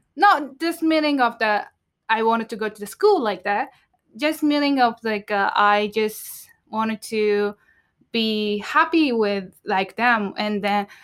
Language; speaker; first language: English; non-native, learner; Japanese